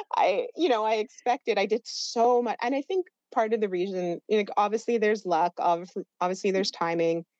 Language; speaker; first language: English; native; English